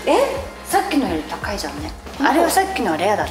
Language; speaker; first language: Japanese; native; Japanese